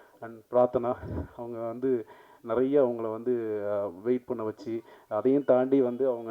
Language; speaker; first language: Tamil; native; Tamil